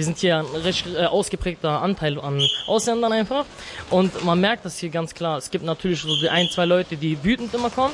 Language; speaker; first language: German; native; German